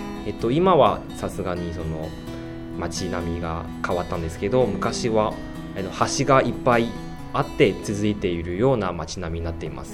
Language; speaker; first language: Japanese; non-native, fluent; Chinese